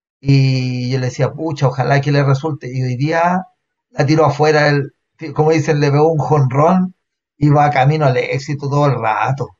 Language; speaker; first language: Spanish; native; Spanish